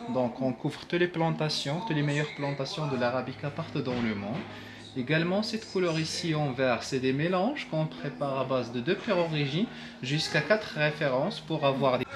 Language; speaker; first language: French; non-native, local second language; Arabic